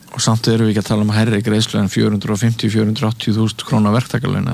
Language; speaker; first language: Icelandic; native; Icelandic